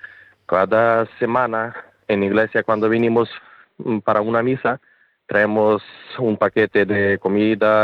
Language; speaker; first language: Spanish; non-native, learner; Ukrainian